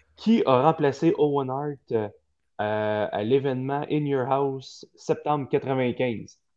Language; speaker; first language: French; native; French